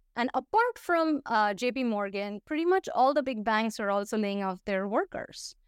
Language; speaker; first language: English; non-native, fluent; Hindi